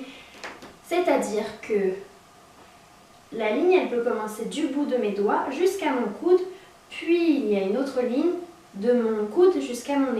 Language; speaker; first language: French; native; French